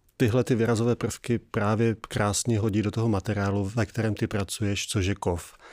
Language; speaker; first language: Czech; native; Czech